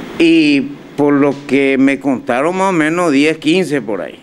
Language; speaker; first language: Spanish; native; Spanish